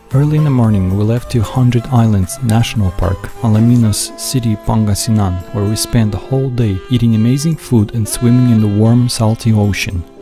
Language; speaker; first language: English; non-native, fluent; Russian